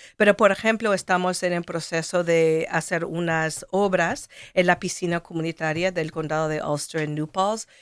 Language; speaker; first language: Spanish; non-native, fluent; English